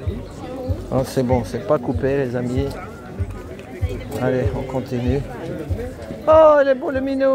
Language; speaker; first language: French; native; French